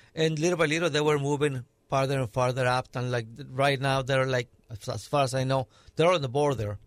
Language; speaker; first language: English; non-native, fluent; Spanish